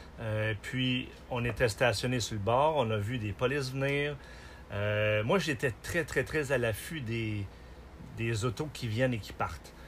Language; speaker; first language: French; native; French